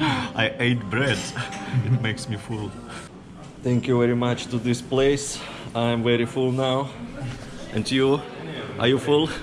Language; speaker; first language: English; non-native, fluent; Russian